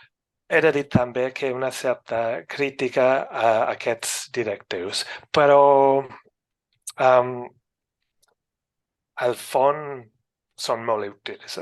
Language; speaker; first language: Catalan; non-native, fluent; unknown